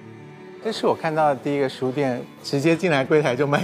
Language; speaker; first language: Chinese; native; Chinese